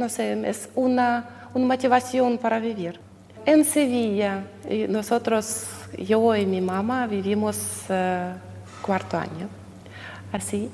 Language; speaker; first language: Spanish; non-native, learner; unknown